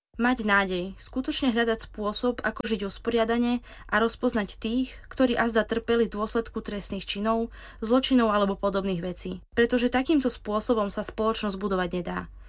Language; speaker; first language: Slovak; native; Slovak